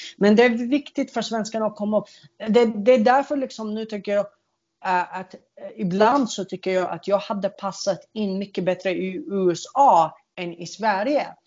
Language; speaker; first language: Swedish; non-native, fluent; Arabic